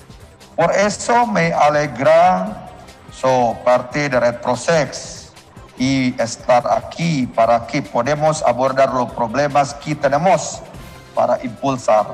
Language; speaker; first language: Spanish; non-native, learner; Indonesian